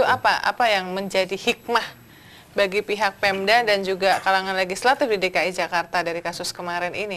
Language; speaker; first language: Indonesian; native; Indonesian